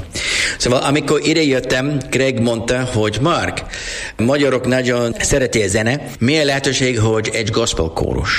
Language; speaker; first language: Hungarian; non-native, learner; English